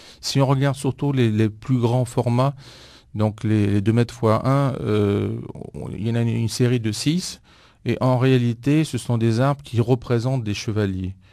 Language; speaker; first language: French; non-native, fluent; Greek